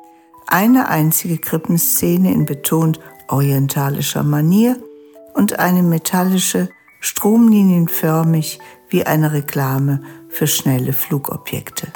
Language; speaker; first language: German; native; German